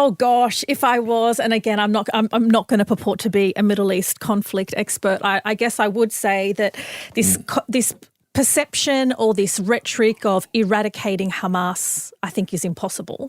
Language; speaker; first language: English; native; English